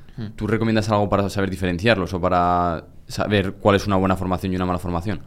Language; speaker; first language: Spanish; native; Spanish